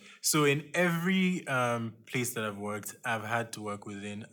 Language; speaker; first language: English; non-native, local second language; Yoruba